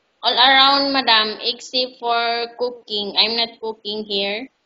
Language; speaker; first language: English; non-native, learner; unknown